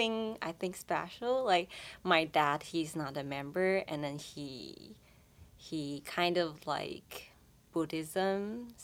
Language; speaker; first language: English; non-native, fluent; Chinese